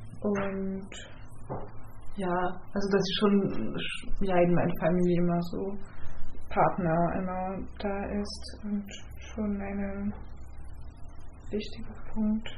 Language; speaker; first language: German; non-native, fluent; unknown